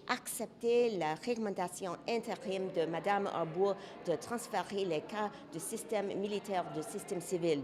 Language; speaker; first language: French; non-native, local second language; English